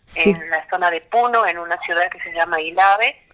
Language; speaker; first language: Spanish; native; Spanish